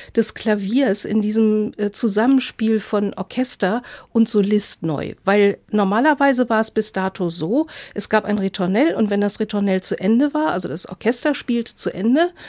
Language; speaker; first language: German; native; German